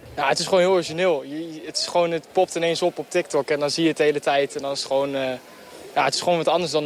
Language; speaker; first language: Dutch; native; Dutch